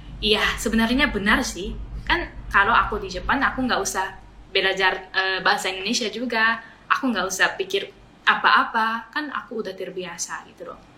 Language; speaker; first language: Indonesian; non-native, fluent; Japanese